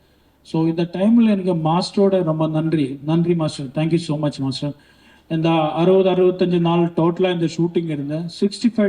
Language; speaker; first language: Tamil; non-native, learner; Malayalam